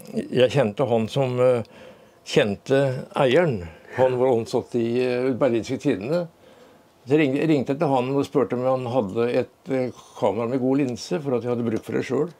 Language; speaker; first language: Norwegian; native; Norwegian